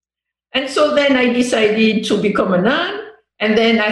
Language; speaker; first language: English; non-native, fluent; French